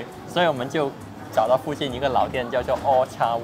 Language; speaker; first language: Chinese; native; Chinese